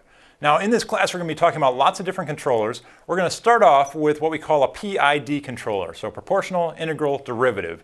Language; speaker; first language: English; native; English